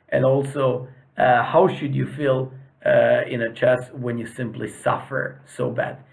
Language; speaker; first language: English; non-native, fluent; Serbian